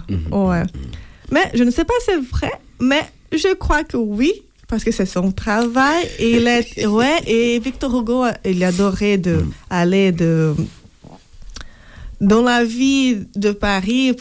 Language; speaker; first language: French; non-native, fluent; Portuguese